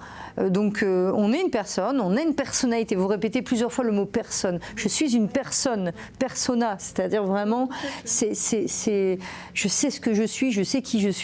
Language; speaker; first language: French; native; French